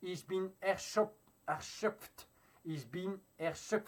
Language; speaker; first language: German; non-native, fluent; French